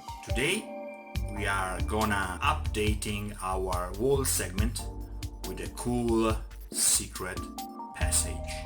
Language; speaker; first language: English; non-native, fluent; Italian